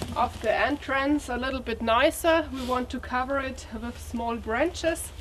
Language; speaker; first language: English; non-native, learner; German